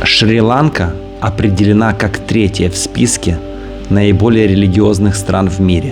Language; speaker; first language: Russian; native; Russian